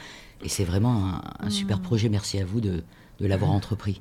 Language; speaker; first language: French; native; French